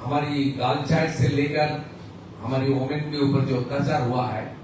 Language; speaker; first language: Hindi; non-native, local second language; Bangla